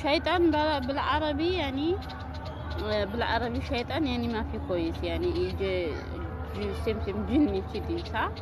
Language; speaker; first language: Arabic; non-native, learner; Amharic